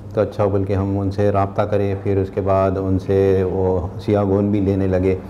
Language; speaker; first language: Hindi; non-native, local second language; Urdu